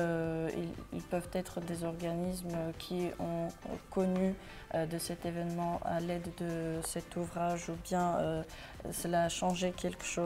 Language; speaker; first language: French; non-native, fluent; Armenian